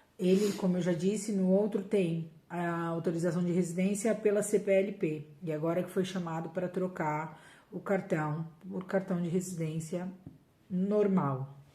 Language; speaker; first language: Portuguese; native; Portuguese